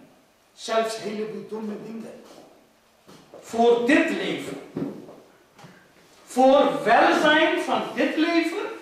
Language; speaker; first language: Dutch; non-native, fluent; Urdu